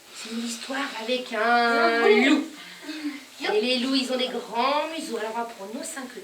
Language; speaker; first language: French; native; French